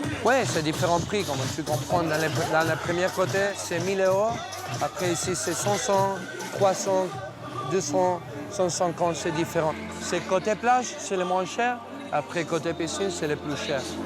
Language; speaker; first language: French; non-native, learner; Spanish